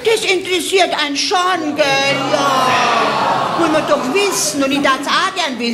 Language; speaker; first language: German; native; German